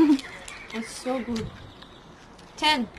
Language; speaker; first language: English; non-native, learner; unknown